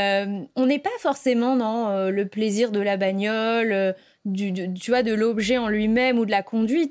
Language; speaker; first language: French; native; French